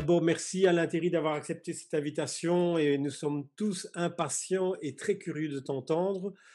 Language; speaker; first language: French; native; French